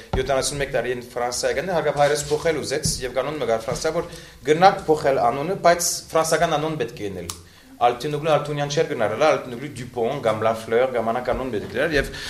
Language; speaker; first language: Armenian; early bilingual, heritage; Armenian